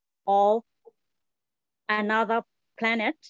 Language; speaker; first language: English; non-native, learner; Burmese